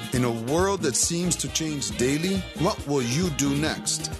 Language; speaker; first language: English; native; English